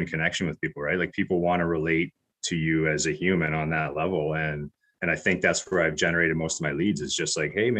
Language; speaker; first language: English; native; English